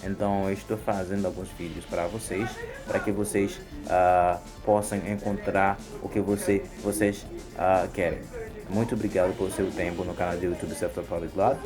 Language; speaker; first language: Portuguese; non-native, fluent; Haitian Creole